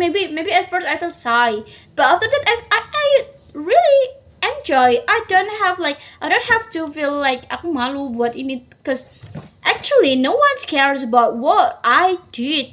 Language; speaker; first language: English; non-native, learner; Indonesian